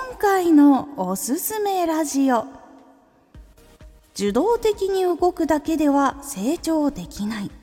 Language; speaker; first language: Japanese; native; Japanese